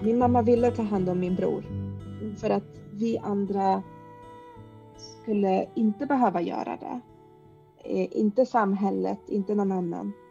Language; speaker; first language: Swedish; early bilingual, other home language; Arabic